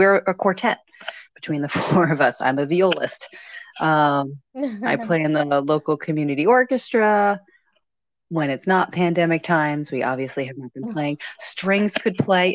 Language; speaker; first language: English; native; English